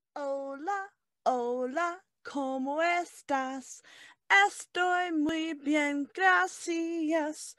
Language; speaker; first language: Spanish; non-native, learner; English